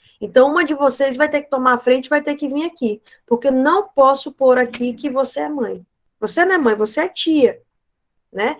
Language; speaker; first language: Portuguese; non-native, fluent; Spanish